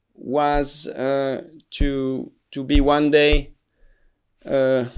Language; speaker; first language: English; non-native, fluent; French